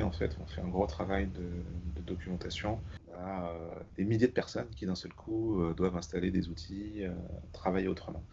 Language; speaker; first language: French; native; French